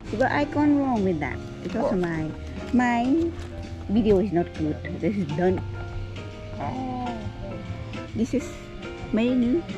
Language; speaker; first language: English; non-native, learner; Thai